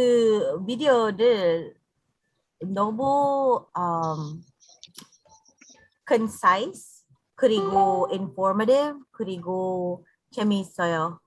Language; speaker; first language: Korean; non-native, learner; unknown